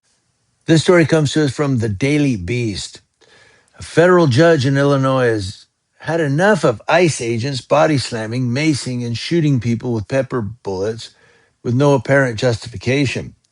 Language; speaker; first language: English; native; English